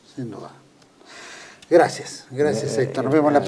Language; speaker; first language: Spanish; native; Spanish